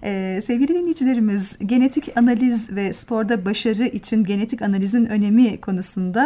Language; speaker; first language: Turkish; native; Turkish